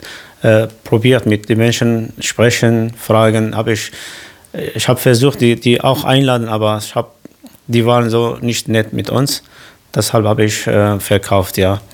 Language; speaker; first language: German; non-native, learner; Arabic